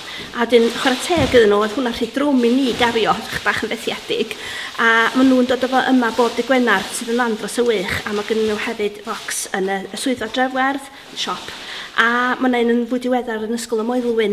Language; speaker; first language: Welsh; native; Welsh